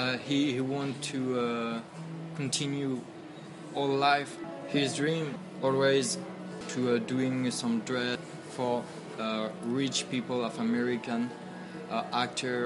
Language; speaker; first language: English; non-native, learner; French